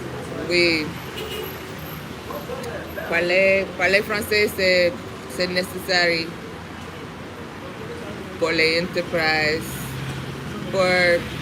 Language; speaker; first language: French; non-native, learner; English